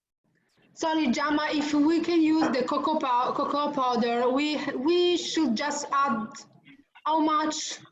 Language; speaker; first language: English; non-native, fluent; Italian